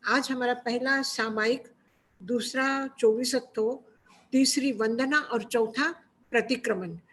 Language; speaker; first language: Hindi; non-native, local second language; Gujarati